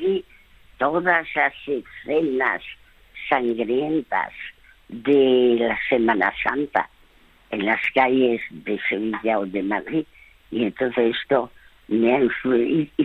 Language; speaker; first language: Spanish; early bilingual, other home language; French